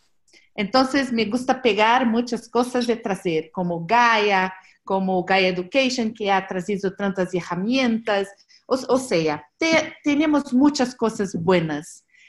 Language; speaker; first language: Spanish; non-native, learner; Portuguese